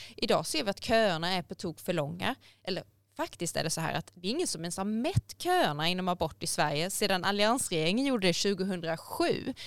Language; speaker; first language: Swedish; native; Swedish